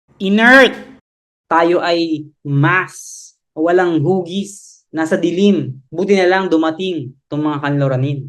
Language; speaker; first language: Filipino; native; Filipino